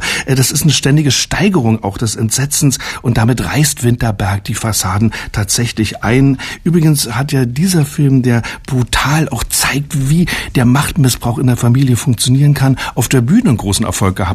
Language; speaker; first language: German; native; German